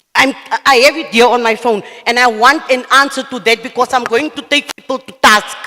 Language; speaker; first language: English; non-native, local second language; Afrikaans